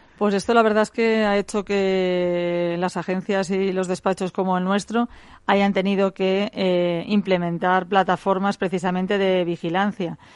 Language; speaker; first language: Spanish; native; Spanish